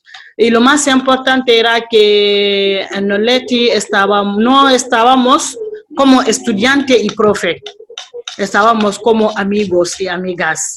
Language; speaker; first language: Spanish; non-native, learner; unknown